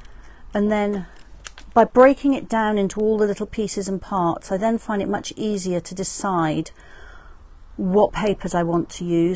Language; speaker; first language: English; native; English